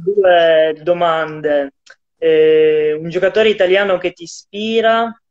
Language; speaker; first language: Italian; native; Italian